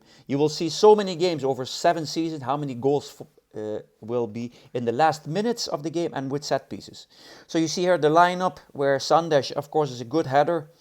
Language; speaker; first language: English; non-native, fluent; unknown